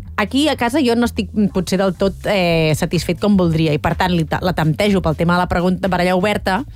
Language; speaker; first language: Catalan; native; Catalan